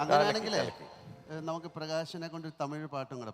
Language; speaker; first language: Malayalam; native; Malayalam